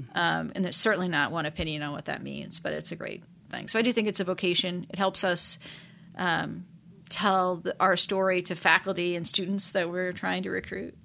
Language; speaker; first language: English; native; English